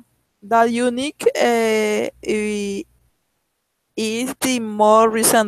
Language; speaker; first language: English; non-native, learner; Spanish